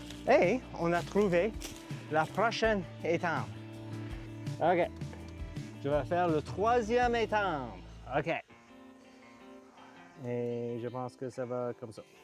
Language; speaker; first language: French; non-native, learner; English